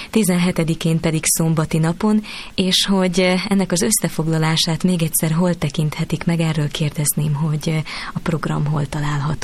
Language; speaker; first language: Hungarian; native; Hungarian